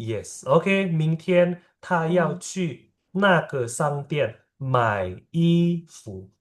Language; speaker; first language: Chinese; non-native, fluent; Indonesian